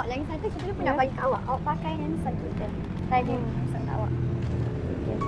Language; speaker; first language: Malay; native; Malay